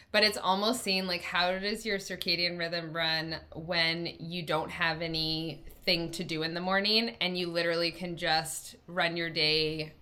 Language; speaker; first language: English; native; English